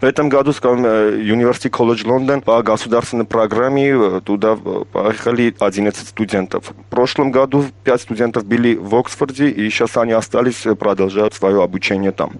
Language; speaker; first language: Russian; non-native, local second language; Armenian